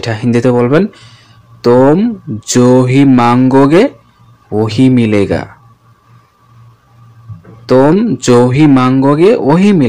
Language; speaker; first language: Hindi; non-native, learner; Bangla